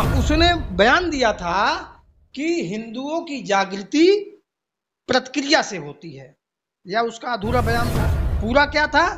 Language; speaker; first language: Hindi; native; Hindi